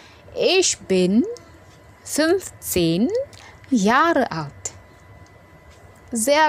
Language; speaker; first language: German; non-native, fluent; Indonesian